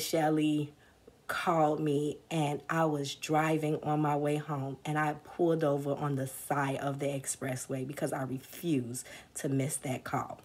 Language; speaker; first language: English; native; English